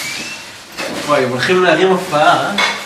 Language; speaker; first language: Hebrew; native; Hebrew